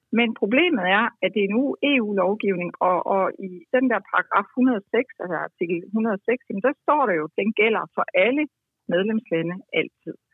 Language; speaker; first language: Danish; native; Danish